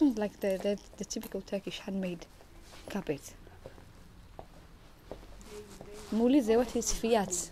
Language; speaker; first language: English; non-native, fluent; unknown